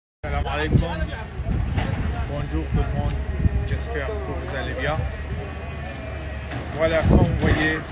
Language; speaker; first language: French; non-native, fluent; Arabic